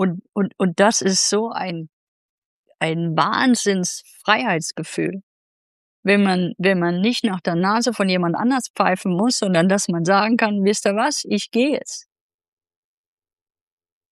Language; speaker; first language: German; native; German